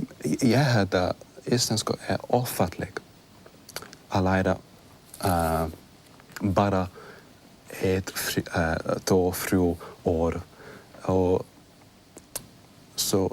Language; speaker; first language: Icelandic; non-native, learner; English